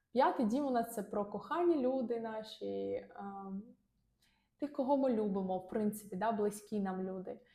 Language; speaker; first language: Ukrainian; non-native, local second language; Russian